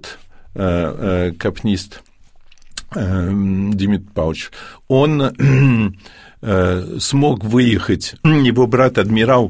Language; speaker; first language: Russian; early bilingual, heritage; Russian